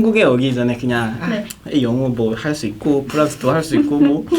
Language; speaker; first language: Korean; non-native, fluent; Kinyarwanda